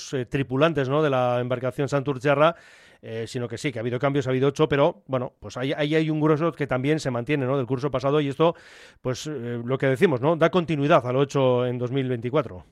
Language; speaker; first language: Spanish; native; Spanish